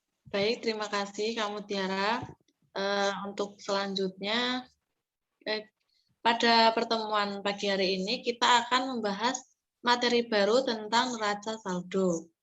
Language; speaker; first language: Indonesian; native; Indonesian